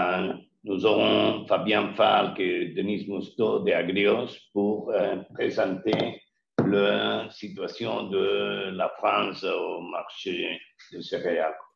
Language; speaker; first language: French; non-native, learner; Spanish